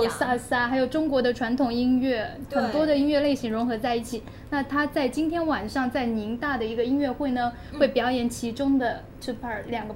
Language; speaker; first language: Chinese; native; Chinese